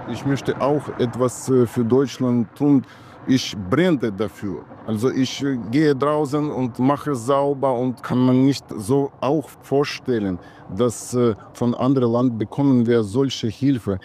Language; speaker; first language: German; non-native, learner; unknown